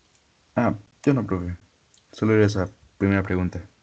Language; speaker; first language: Spanish; native; Spanish